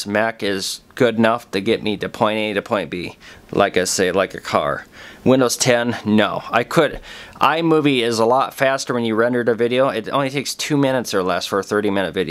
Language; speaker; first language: English; native; English